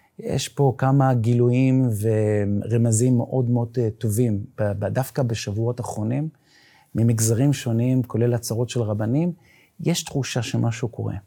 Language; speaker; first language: Hebrew; non-native, local second language; Yiddish